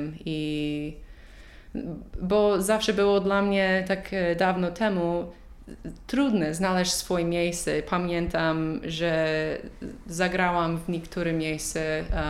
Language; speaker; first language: Polish; non-native, learner; English